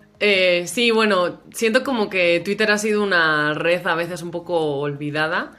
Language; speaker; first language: Spanish; native; Spanish